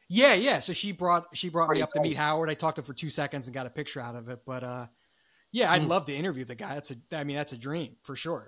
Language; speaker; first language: English; native; English